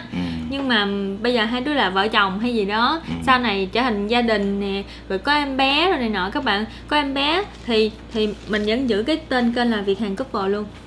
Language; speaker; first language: Vietnamese; native; Vietnamese